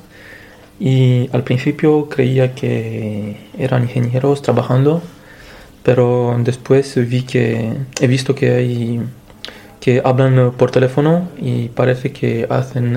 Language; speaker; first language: Spanish; non-native, fluent; Romanian